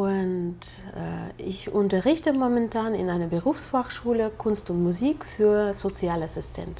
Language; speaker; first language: German; non-native, fluent; Russian